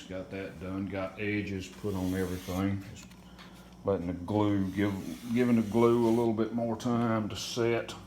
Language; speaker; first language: English; native; English